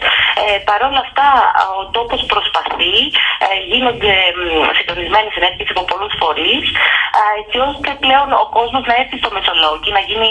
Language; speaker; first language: Greek; native; Greek